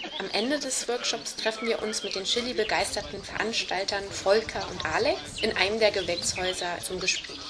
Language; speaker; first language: German; native; German